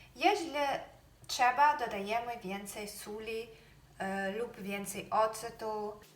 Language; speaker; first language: Polish; non-native, fluent; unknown